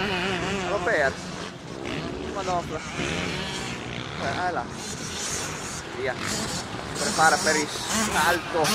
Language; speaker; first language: Italian; native; Italian